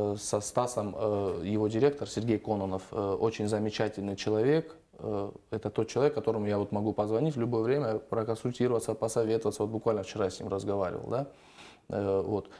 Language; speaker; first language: Russian; non-native, local second language; Armenian